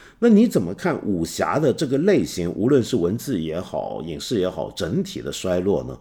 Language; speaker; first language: Chinese; native; Chinese